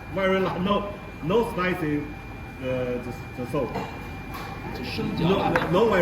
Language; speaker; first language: English; non-native, learner; Chinese